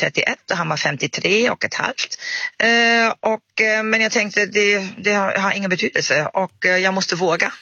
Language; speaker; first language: Swedish; non-native, fluent; German